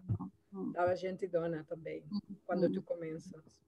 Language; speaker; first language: Portuguese; non-native, learner; Spanish